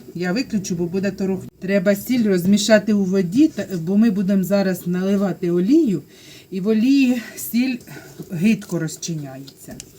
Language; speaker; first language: Ukrainian; non-native, local second language; Russian